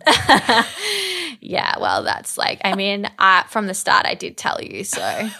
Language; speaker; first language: English; native; English